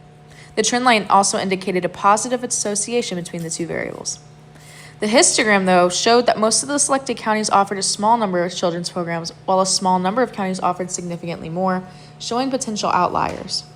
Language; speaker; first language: English; native; English